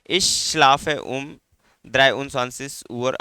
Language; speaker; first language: German; non-native, fluent; Hindi